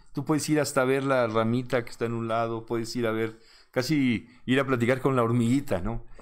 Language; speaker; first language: Spanish; native; Spanish